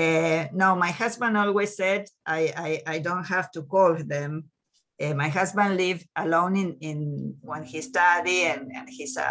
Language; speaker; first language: English; non-native, learner; Spanish